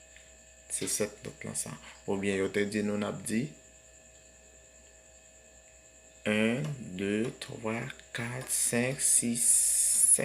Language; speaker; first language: French; non-native, learner; Haitian Creole